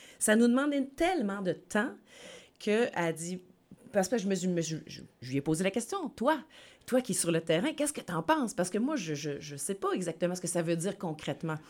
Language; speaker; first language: French; native; French